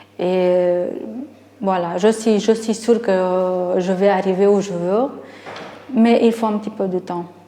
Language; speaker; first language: French; non-native, learner; Romanian